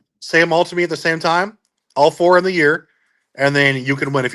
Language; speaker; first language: English; native; English